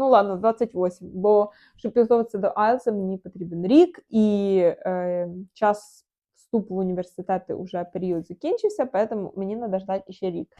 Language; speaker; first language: Ukrainian; non-native, local second language; Russian